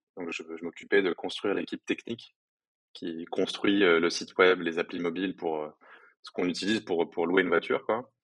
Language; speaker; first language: French; native; French